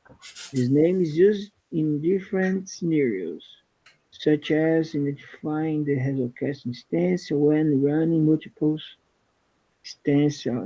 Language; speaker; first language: English; non-native, fluent; Portuguese